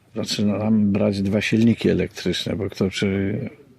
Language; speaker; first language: Polish; native; Polish